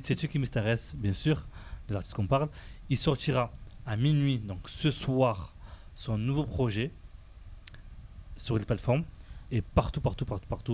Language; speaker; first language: French; native; French